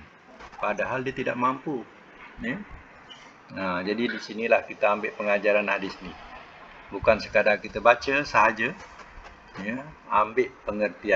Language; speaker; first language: Malay; native; Malay